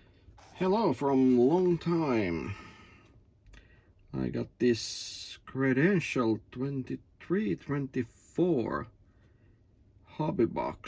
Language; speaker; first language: English; non-native, learner; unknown